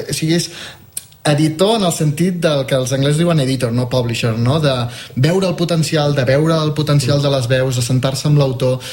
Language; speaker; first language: Catalan; native; Catalan